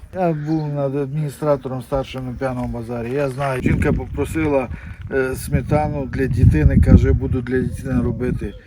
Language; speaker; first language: Ukrainian; native; Ukrainian